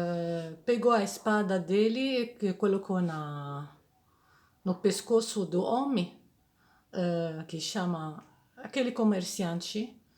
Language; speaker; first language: Portuguese; non-native, fluent; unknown